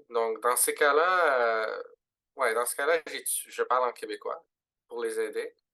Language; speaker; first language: French; early bilingual, other home language; Arabic